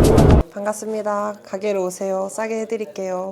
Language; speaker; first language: Korean; non-native, learner; Sinhala